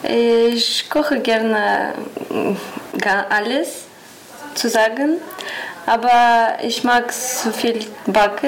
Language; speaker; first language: German; non-native, learner; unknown